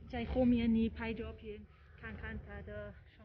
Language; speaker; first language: Chinese; non-native, learner; Persian